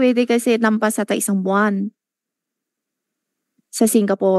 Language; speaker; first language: Filipino; non-native, learner; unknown